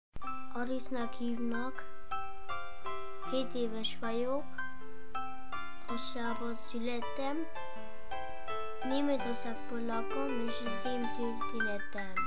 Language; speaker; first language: Hungarian; early bilingual, heritage; Hungarian